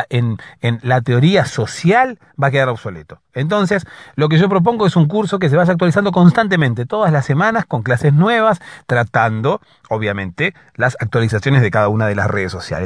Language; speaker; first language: Spanish; native; Spanish